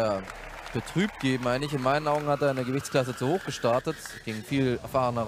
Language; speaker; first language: German; native; German